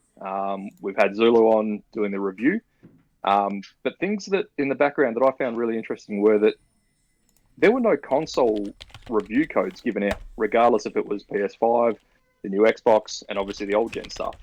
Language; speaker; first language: English; native; English